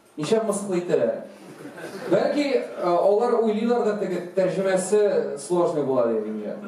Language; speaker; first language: Tatar; non-native, local second language; Russian